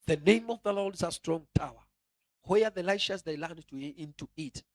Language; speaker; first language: English; non-native, local second language; Kikuyu